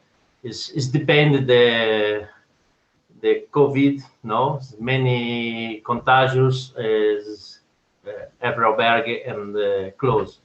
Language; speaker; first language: English; non-native, learner; Portuguese